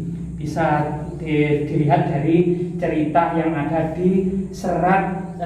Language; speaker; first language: Indonesian; native; Indonesian